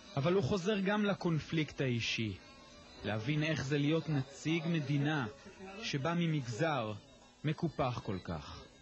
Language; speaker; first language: Hebrew; native; Hebrew